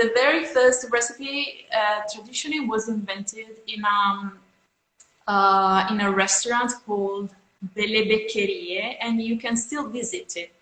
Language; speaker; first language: English; non-native, fluent; Italian